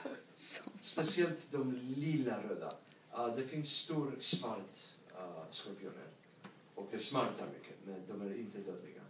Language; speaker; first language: Swedish; non-native, learner; English